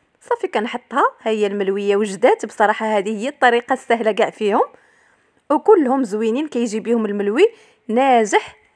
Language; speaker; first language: Arabic; native; Arabic